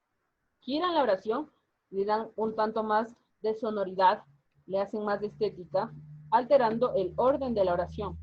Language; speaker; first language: Spanish; native; Spanish